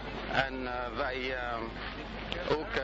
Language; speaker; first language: Dutch; non-native, learner; Arabic